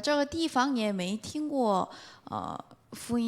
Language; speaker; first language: Chinese; non-native, fluent; Korean